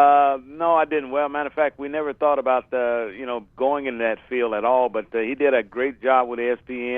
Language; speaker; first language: English; native; English